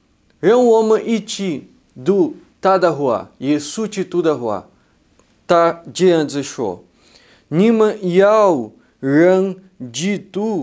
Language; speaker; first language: Chinese; non-native, fluent; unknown